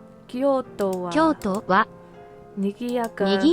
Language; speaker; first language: Japanese; non-native, learner; English